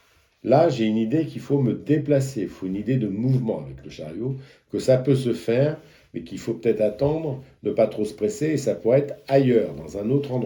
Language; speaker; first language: French; native; French